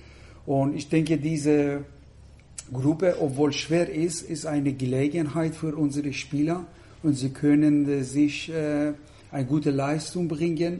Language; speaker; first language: German; non-native, fluent; Persian